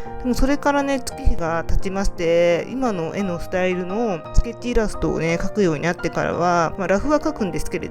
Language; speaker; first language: Japanese; native; Japanese